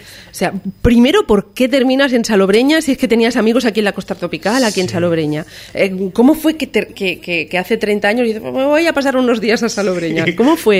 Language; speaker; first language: Spanish; native; Spanish